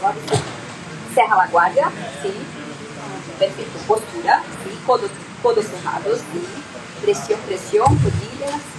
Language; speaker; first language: Spanish; non-native, learner; Portuguese